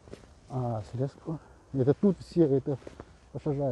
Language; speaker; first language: Russian; non-native, learner; Vietnamese